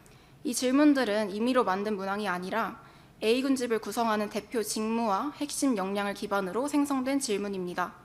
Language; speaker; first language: Korean; native; Korean